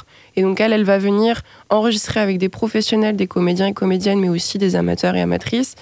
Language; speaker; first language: French; native; French